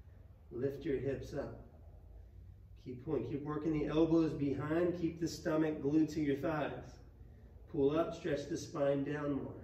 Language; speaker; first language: English; native; English